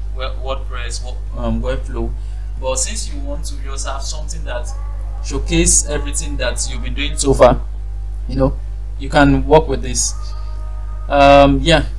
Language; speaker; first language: English; non-native, local second language; Yoruba